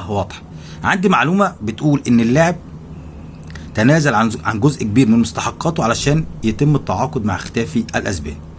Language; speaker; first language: Arabic; native; Arabic